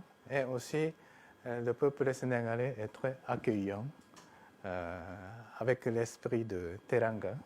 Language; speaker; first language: French; non-native, fluent; Japanese